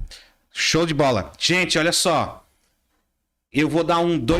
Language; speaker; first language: Portuguese; native; Portuguese